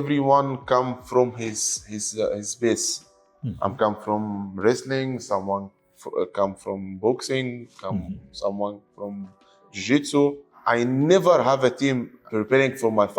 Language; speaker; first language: English; non-native, learner; Arabic